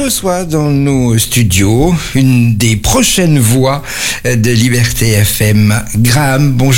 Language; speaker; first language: French; native; French